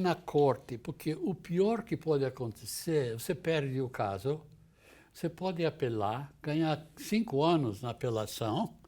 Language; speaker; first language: Portuguese; non-native, fluent; English